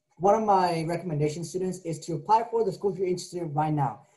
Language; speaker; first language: English; native; English